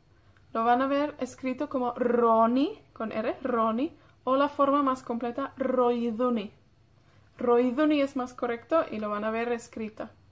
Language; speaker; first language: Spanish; non-native, fluent; Welsh